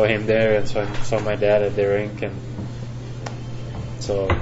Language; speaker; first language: English; non-native, fluent; Finnish